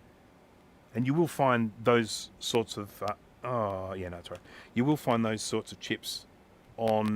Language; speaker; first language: English; native; English